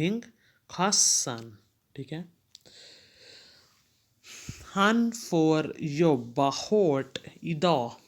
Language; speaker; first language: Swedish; non-native, fluent; Urdu